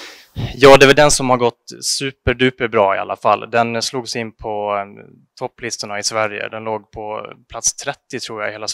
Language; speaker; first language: Swedish; native; Swedish